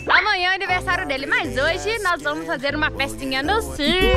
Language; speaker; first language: Portuguese; native; Portuguese